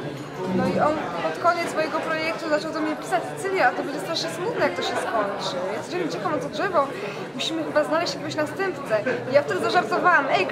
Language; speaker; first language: Polish; native; Polish